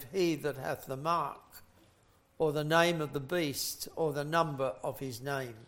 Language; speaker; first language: English; native; English